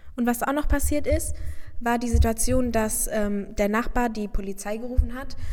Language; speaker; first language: German; non-native, fluent; Persian